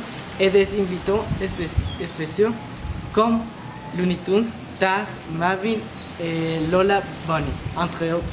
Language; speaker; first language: French; non-native, learner; Spanish